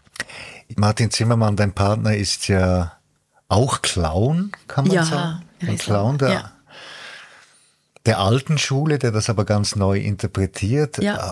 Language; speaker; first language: German; native; German